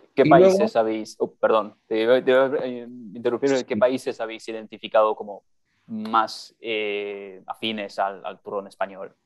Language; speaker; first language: Spanish; non-native, fluent; French